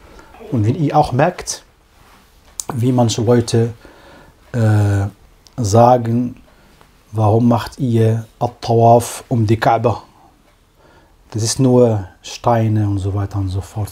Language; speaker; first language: German; non-native, fluent; Arabic